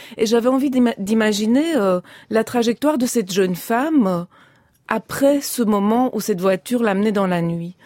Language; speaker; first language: French; early bilingual, other home language; Romanian